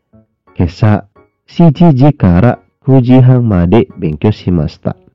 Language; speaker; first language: Japanese; non-native, learner; Indonesian